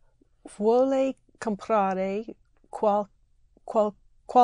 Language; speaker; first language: Italian; non-native, learner; English